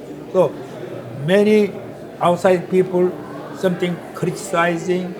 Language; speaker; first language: English; non-native, learner; Korean